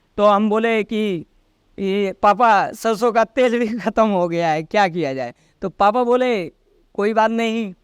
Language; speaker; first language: Hindi; native; Hindi